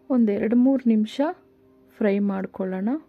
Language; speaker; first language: Kannada; native; Kannada